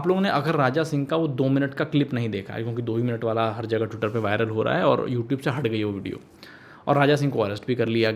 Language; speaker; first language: Hindi; native; Hindi